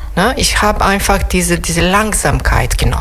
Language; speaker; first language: German; non-native, fluent; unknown